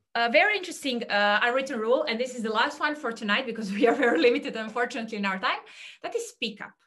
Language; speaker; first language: English; non-native, fluent; Serbian